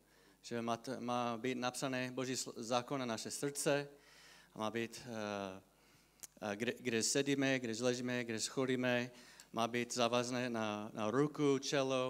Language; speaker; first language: Czech; non-native, fluent; English